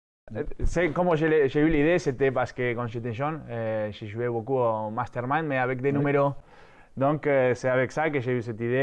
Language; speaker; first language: French; non-native, fluent; Spanish